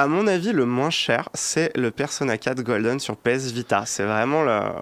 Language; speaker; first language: French; native; French